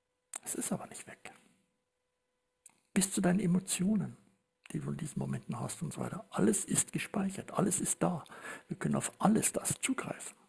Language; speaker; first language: German; native; German